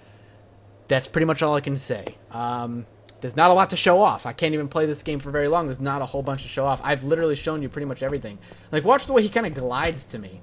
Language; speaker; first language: English; native; English